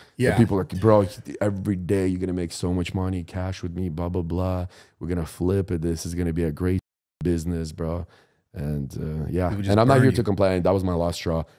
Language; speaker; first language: English; non-native, fluent; Ukrainian